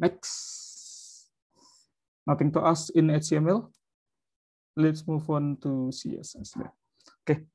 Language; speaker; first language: English; non-native, fluent; Indonesian